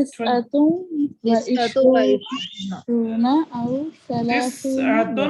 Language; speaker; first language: Arabic; non-native, learner; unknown